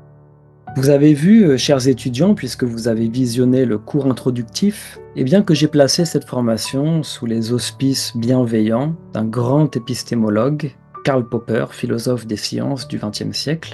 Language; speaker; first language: French; native; French